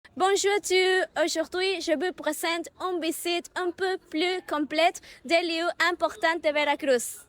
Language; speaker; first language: French; non-native, learner; Spanish